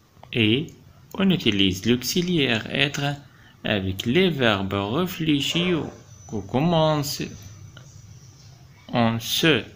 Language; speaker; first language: French; non-native, fluent; Arabic